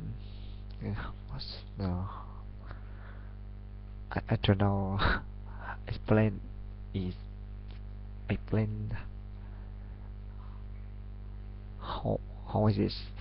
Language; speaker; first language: English; non-native, learner; Vietnamese